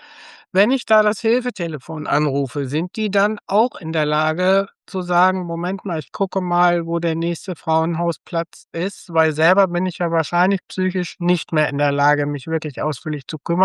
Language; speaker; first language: German; native; German